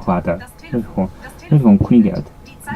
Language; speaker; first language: German; non-native, learner; Japanese